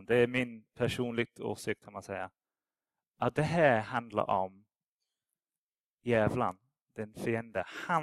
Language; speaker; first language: Swedish; non-native, fluent; English